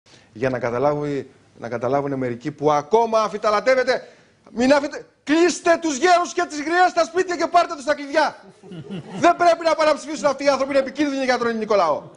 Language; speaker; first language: Greek; native; Greek